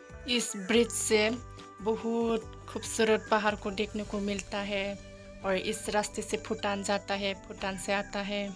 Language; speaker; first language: Hindi; non-native, local second language; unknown